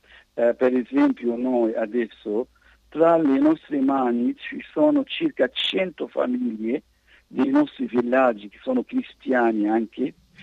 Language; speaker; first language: Italian; non-native, fluent; Arabic